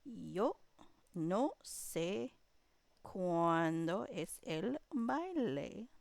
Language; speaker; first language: Spanish; non-native, learner; English